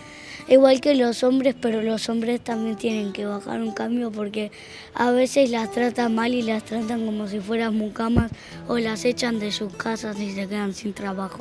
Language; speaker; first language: Spanish; native; Spanish